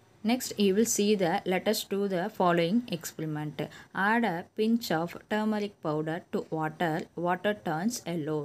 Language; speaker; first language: English; non-native, local second language; Tamil